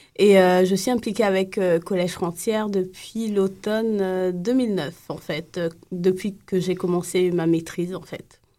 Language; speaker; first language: French; non-native, local second language; Lingala